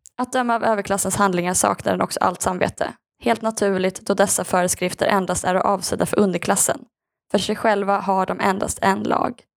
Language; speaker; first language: Swedish; native; Swedish